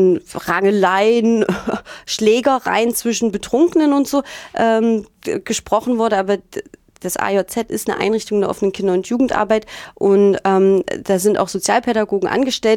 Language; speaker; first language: German; native; German